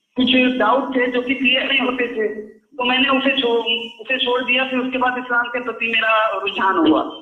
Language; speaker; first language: Hindi; native; Hindi